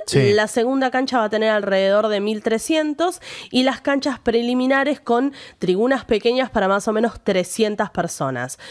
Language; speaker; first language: Spanish; native; Spanish